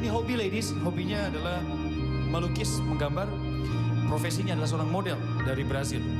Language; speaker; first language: Indonesian; native; Indonesian